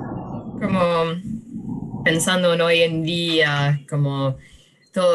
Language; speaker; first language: Spanish; early bilingual, heritage; English